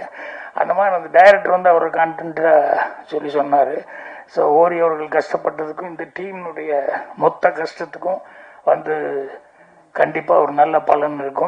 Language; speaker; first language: Tamil; native; Tamil